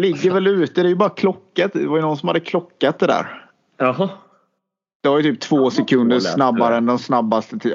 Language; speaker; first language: Swedish; native; Swedish